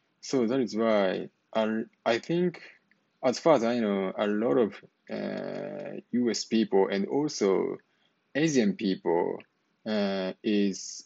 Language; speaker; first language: English; non-native, learner; Japanese